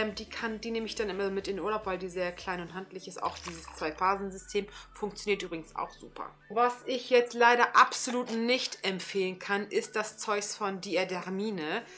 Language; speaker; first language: German; early bilingual, other home language; Turkish